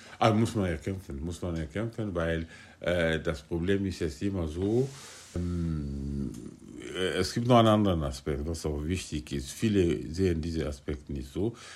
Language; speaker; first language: German; non-native, fluent; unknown